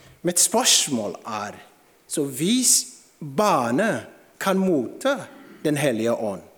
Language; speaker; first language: Norwegian; non-native, fluent; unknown